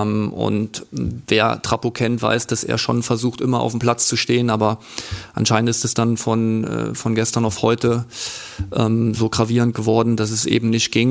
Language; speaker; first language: German; native; German